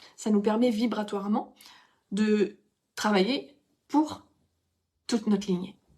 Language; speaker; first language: French; native; French